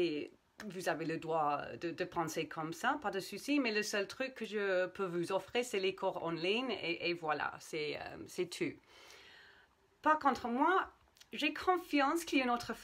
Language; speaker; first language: French; non-native, fluent; English